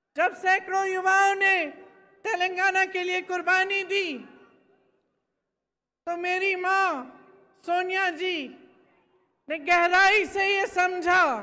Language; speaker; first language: Hindi; native; Hindi